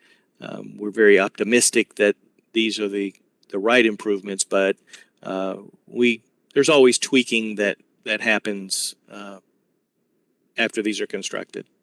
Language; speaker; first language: English; native; English